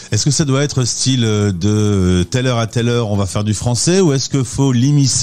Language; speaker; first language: French; native; French